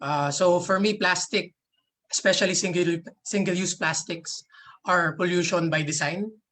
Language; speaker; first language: English; non-native, local second language; Filipino